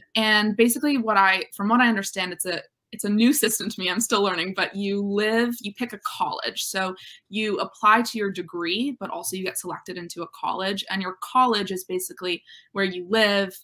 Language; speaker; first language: English; native; English